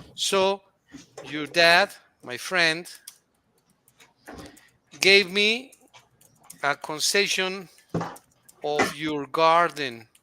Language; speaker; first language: English; non-native, fluent; Spanish